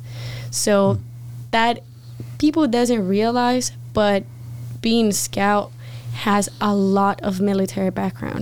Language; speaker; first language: English; non-native, fluent; Spanish